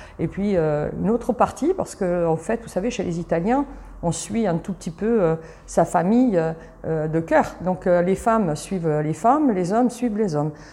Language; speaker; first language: French; early bilingual, other home language; Italian